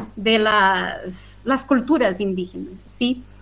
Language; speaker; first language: Spanish; non-native, local second language; Guarani